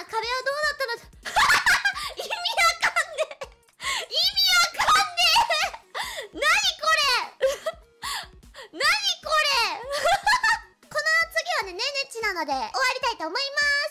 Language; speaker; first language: Japanese; native; Japanese